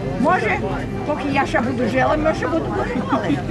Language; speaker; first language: Ukrainian; early bilingual, heritage; Ukrainian